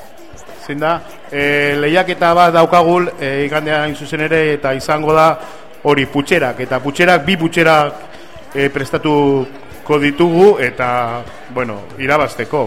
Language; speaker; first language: Basque; non-native, local second language; Spanish